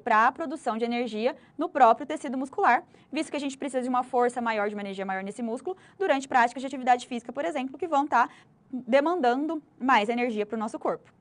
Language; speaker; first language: Portuguese; native; Portuguese